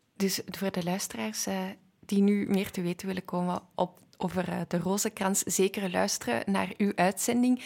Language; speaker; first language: Dutch; native; Dutch